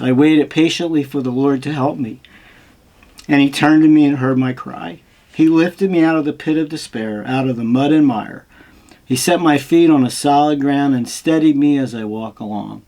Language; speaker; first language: English; native; English